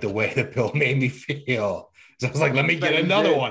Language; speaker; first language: English; native; English